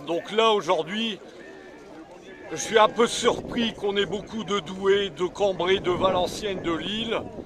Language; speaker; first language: French; native; French